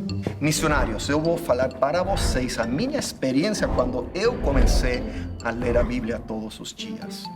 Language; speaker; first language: Portuguese; non-native, fluent; English